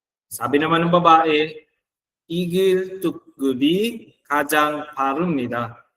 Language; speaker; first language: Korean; non-native, fluent; Filipino